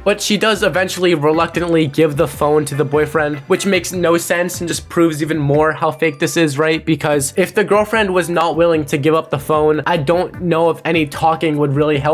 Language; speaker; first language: English; native; English